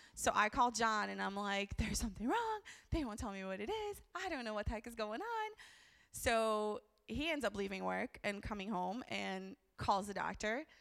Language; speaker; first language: English; early bilingual, other home language; Portuguese